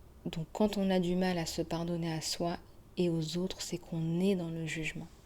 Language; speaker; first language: French; native; French